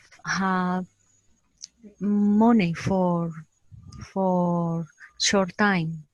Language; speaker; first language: English; non-native, learner; Spanish